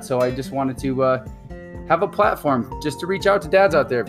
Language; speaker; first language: English; native; English